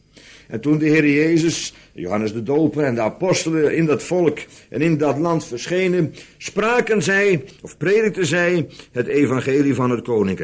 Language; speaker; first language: Dutch; native; Dutch